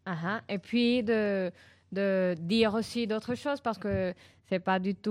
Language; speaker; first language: French; non-native, learner; Spanish